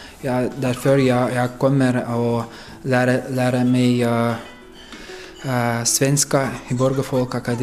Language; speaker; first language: Swedish; non-native, learner; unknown